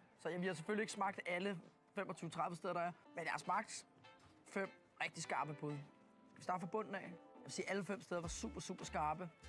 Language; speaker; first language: Danish; native; Danish